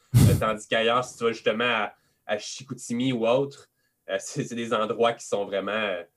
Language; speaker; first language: French; native; French